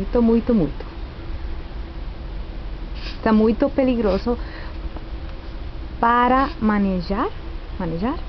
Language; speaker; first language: Spanish; non-native, learner; Portuguese